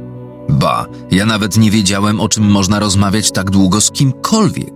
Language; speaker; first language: Polish; native; Polish